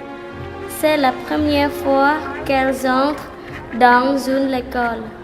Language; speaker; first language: French; non-native, learner; Khmer